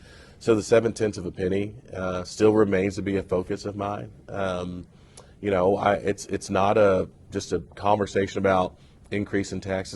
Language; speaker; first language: English; native; English